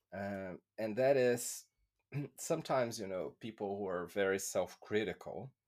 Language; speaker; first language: English; non-native, fluent; Portuguese